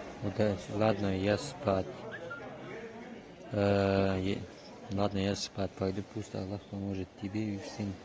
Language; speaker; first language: Russian; non-native, learner; Tajik